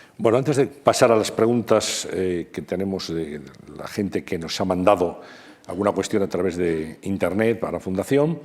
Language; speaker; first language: Spanish; native; Spanish